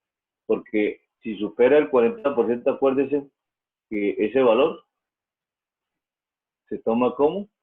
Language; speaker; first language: Spanish; native; Spanish